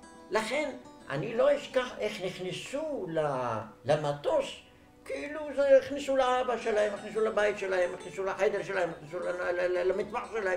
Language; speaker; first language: Hebrew; non-native, fluent; Arabic